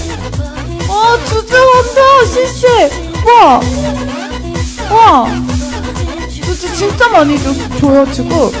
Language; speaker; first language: Chinese; non-native, learner; Korean